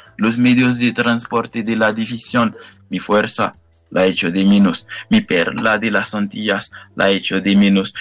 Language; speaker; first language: Spanish; non-native, fluent; Haitian Creole